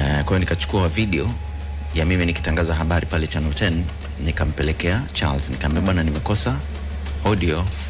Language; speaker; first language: Swahili; native; Swahili